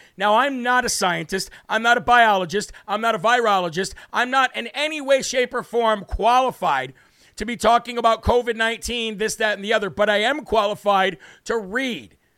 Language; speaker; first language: English; native; English